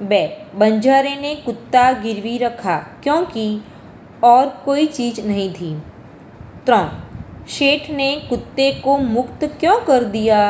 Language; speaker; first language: Hindi; non-native, local second language; Gujarati